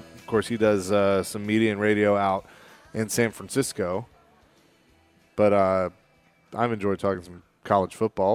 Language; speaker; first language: English; native; English